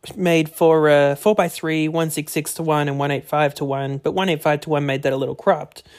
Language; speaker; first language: English; native; English